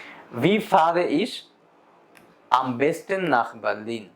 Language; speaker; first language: German; non-native, fluent; Bangla